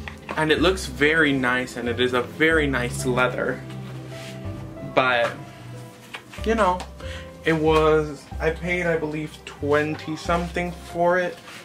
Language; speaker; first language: English; early bilingual, other home language; Spanish